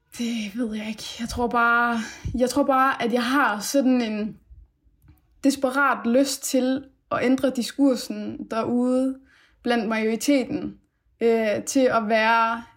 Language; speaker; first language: Danish; early bilingual, other home language; Persian